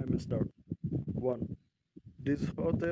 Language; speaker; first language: English; non-native, learner; Spanish